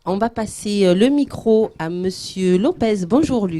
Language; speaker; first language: French; native; French